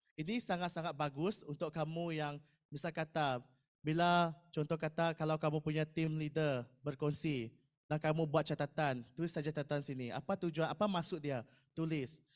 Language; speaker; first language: Malay; non-native, local second language; Iban